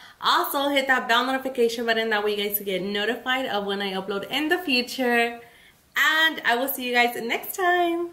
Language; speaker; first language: English; early bilingual, other home language; Spanish